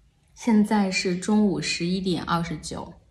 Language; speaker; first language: Chinese; native; Chinese